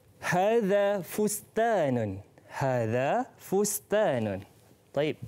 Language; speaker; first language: Arabic; non-native, fluent; Malay